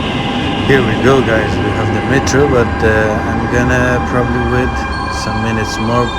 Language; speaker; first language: English; non-native, fluent; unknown